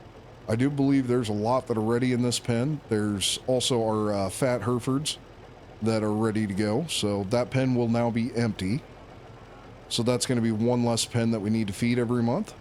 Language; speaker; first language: English; native; English